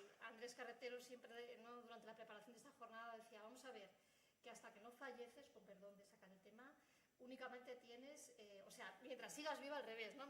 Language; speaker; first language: Spanish; native; Spanish